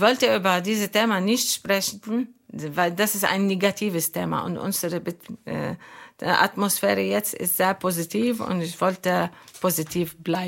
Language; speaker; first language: German; non-native, learner; Arabic